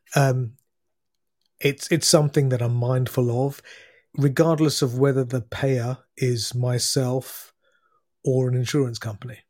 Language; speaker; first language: English; native; English